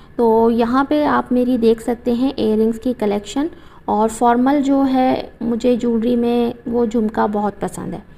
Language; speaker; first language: Urdu; native; Urdu